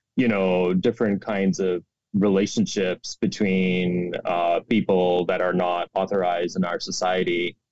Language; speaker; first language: English; non-native, local second language; Urdu